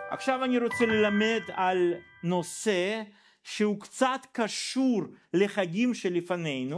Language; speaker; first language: Hebrew; non-native, fluent; Russian